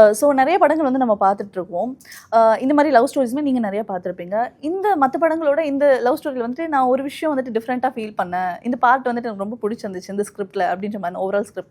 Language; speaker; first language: Tamil; native; Tamil